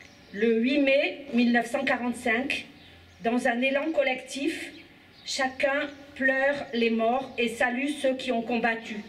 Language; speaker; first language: French; native; French